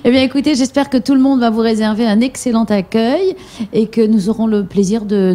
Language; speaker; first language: French; native; French